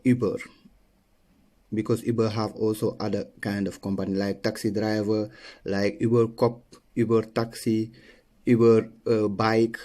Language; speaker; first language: English; non-native, learner; Wolof